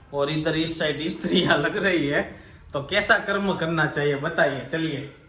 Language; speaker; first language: Hindi; non-native, local second language; Gujarati